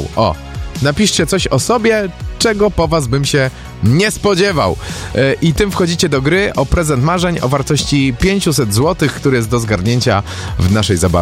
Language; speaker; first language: Polish; native; Polish